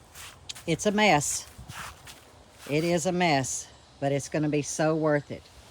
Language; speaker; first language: English; native; English